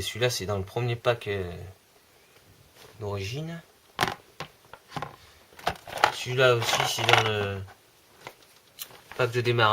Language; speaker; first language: French; native; French